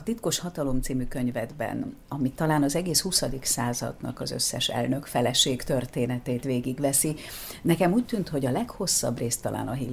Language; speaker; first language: Hungarian; native; Hungarian